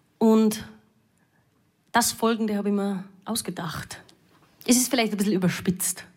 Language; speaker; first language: German; native; German